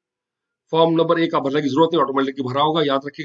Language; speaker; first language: Hindi; non-native, local second language; Punjabi